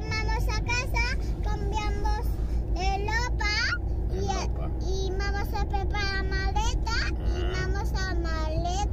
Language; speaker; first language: Spanish; early bilingual, other home language; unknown